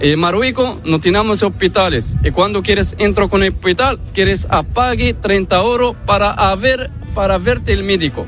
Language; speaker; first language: Spanish; non-native, learner; Arabic